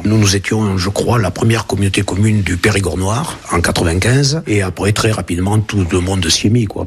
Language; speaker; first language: French; native; French